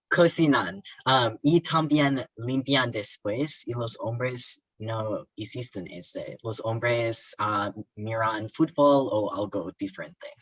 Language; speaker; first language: Spanish; non-native, learner; English